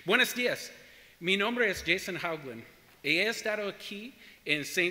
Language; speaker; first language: Spanish; non-native, learner; English